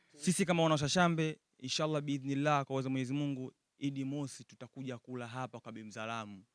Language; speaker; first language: Swahili; native; Swahili